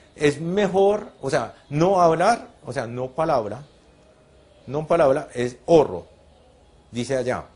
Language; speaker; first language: Spanish; non-native, fluent; Japanese